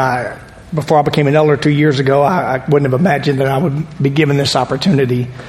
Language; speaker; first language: English; native; English